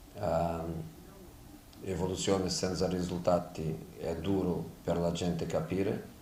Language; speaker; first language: Italian; non-native, fluent; Portuguese